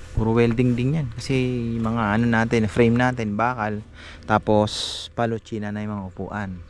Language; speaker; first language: Filipino; native; Filipino